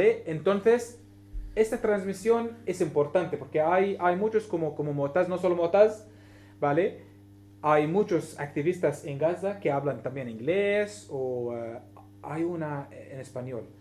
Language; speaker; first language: Spanish; non-native, learner; Arabic